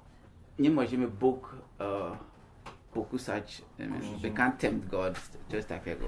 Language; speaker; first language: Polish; non-native, learner; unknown